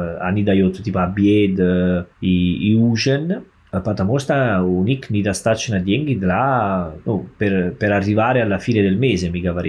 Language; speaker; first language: Russian; non-native, learner; Italian